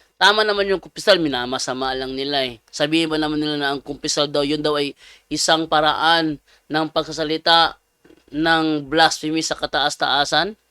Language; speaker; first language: Filipino; non-native, local second language; Cebuano